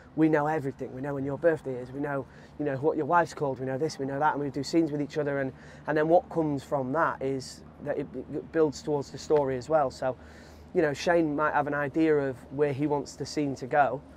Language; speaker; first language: English; native; English